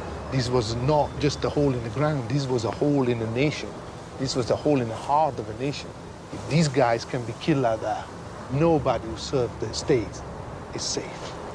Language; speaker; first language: English; non-native, fluent; Italian